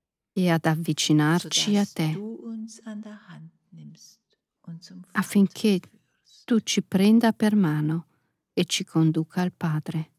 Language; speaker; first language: Italian; native; Italian